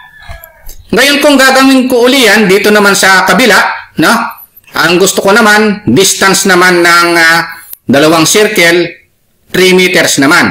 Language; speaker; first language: Filipino; native; Filipino